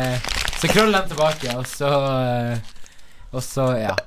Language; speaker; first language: Norwegian; native; Norwegian